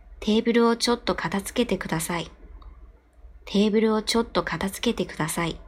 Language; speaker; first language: Japanese; non-native, fluent; Chinese